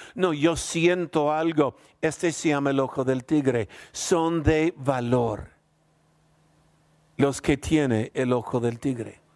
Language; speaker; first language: Spanish; non-native, fluent; English